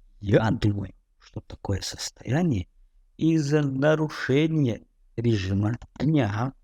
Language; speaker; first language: Russian; non-native, fluent; Tajik